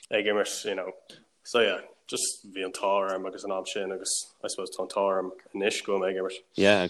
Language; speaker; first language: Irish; non-native, local second language; English